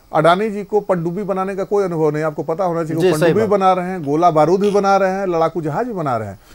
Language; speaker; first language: Hindi; native; Hindi